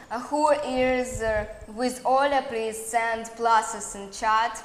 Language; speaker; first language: English; non-native, learner; Russian